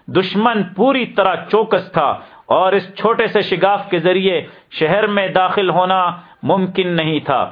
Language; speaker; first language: Urdu; native; Urdu